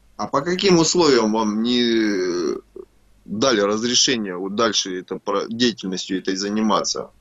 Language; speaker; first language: Russian; native; Russian